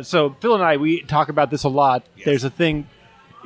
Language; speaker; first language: English; native; English